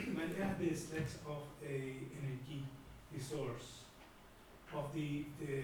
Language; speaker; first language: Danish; non-native, learner; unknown